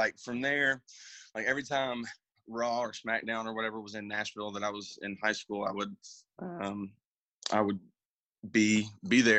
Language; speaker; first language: English; native; English